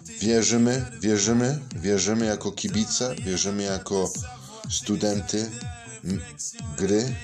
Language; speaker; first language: Polish; non-native, learner; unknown